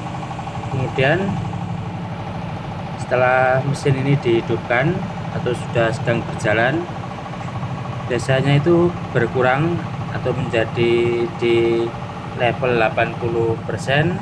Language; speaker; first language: Indonesian; non-native, local second language; Javanese